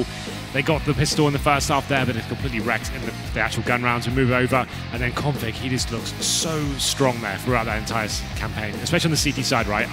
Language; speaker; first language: English; native; English